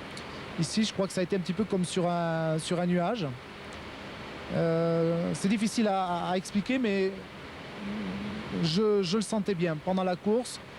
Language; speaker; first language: French; native; French